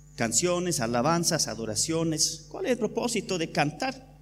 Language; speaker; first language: Spanish; non-native, fluent; English